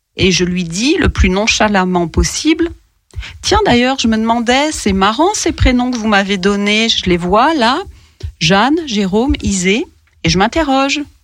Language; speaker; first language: French; native; French